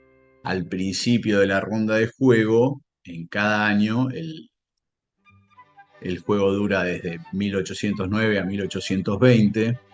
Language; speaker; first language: Spanish; native; Spanish